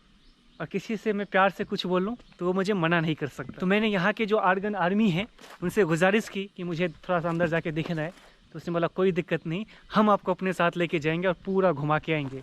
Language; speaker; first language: Hindi; native; Hindi